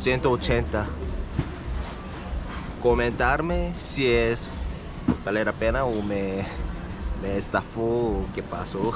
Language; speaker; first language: Spanish; non-native, learner; Korean